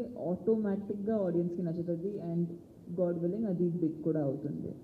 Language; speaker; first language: Telugu; non-native, local second language; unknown